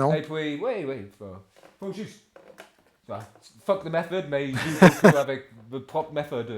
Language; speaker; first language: French; non-native, fluent; English